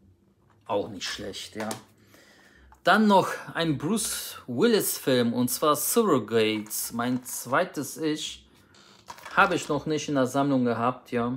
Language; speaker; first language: German; native; German